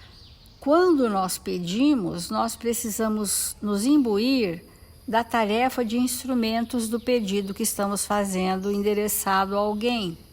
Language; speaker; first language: Portuguese; native; Portuguese